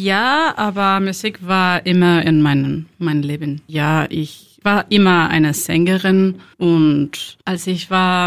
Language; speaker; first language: German; non-native, learner; Spanish